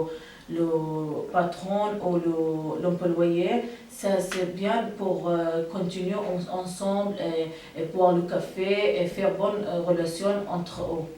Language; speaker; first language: French; non-native, learner; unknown